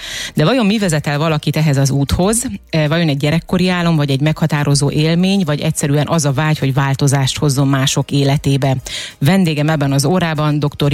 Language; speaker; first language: Hungarian; native; Hungarian